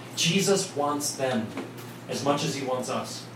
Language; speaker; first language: English; native; English